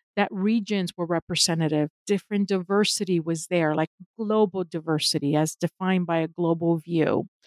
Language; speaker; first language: English; non-native, fluent; Spanish